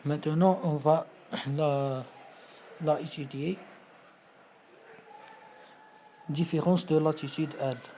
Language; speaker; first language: French; non-native, fluent; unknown